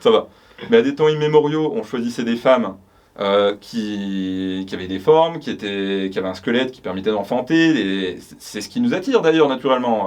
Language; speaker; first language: French; native; French